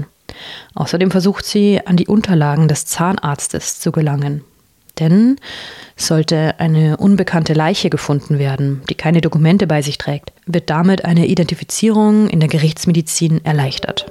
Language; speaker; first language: German; native; German